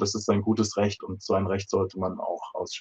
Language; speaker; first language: German; native; German